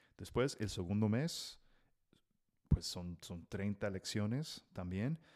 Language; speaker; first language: Spanish; non-native, fluent; English